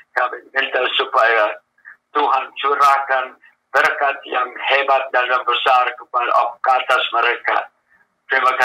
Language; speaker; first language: Indonesian; non-native, fluent; English